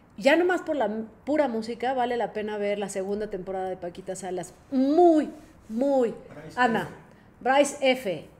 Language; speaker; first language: Spanish; native; Spanish